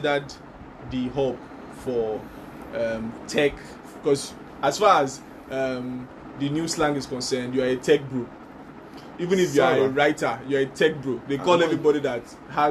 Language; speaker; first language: English; non-native, local second language; Yoruba